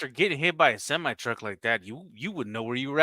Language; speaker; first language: English; native; English